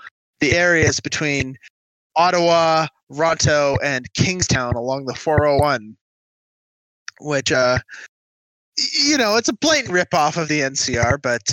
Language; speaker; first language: English; native; English